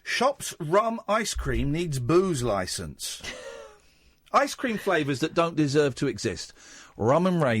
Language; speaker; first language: English; native; English